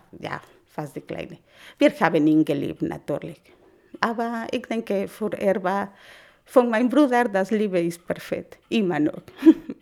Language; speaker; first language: German; non-native, learner; Spanish